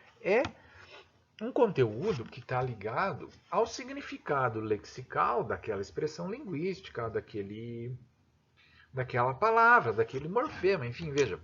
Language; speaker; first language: Portuguese; native; Portuguese